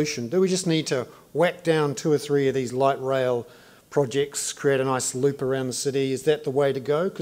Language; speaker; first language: English; native; English